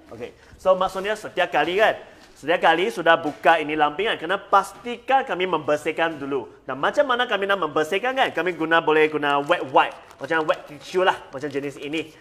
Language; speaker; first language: Malay; non-native, local second language; Chinese